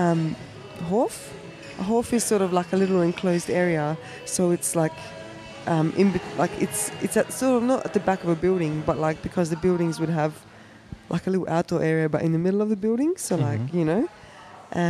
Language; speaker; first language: English; early bilingual, other home language; German